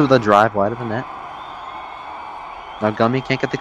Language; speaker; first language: English; native; English